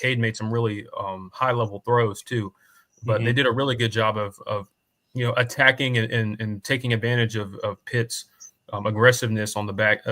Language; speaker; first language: English; native; English